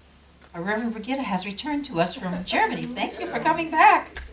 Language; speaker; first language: English; native; English